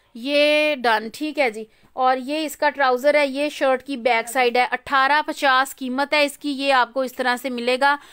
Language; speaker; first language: Urdu; native; Urdu